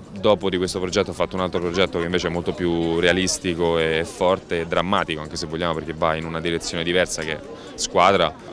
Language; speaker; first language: Italian; native; Italian